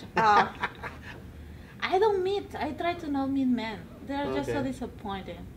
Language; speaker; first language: English; non-native, fluent; Spanish